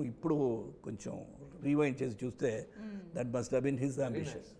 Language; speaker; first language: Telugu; non-native, local second language; Tamil